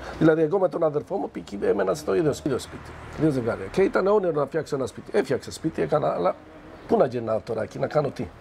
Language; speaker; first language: Greek; non-native, fluent; Albanian